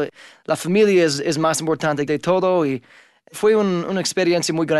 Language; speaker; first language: Spanish; non-native, fluent; English